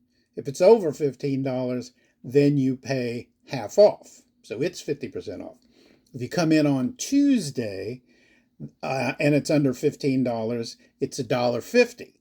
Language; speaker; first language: English; native; English